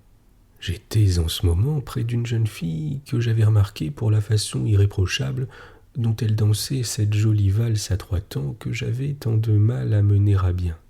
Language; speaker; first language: French; native; French